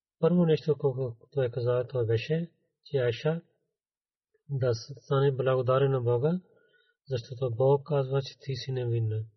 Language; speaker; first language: Bulgarian; non-native, learner; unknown